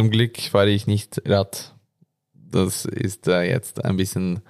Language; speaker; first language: German; non-native, learner; Norwegian